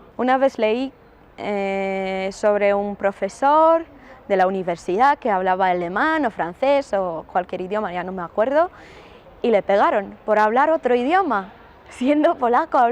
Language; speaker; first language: Spanish; non-native, fluent; Polish